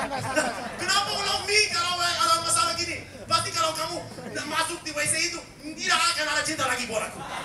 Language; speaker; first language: Indonesian; non-native, fluent; English